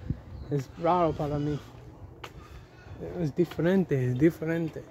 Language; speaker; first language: Spanish; non-native, learner; English